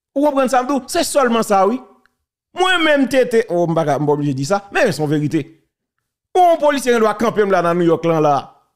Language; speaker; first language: French; non-native, local second language; Haitian Creole